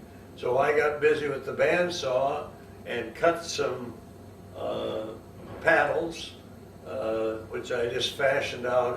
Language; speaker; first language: English; native; English